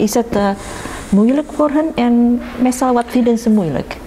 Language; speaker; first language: Dutch; non-native, learner; Indonesian